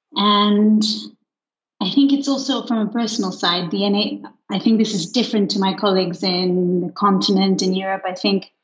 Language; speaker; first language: English; non-native, fluent; Luxembourgish